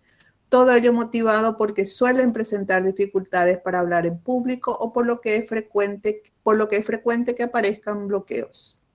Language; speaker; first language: Spanish; native; Spanish